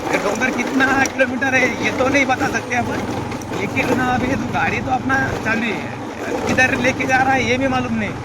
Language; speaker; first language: Hindi; non-native, local second language; Marathi